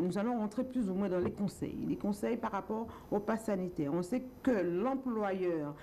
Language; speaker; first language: French; native; French